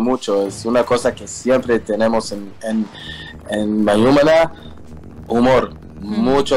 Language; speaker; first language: Spanish; non-native, learner; Hebrew